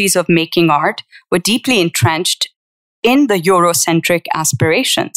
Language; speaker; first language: English; non-native, local second language; Urdu